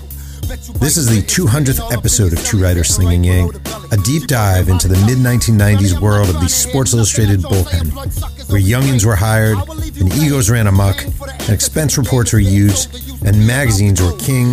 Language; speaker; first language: English; native; English